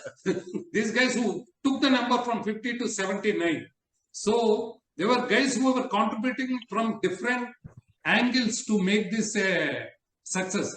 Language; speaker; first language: English; non-native, local second language; Telugu